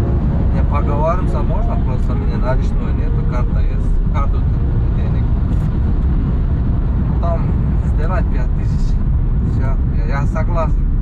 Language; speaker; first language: Russian; non-native, learner; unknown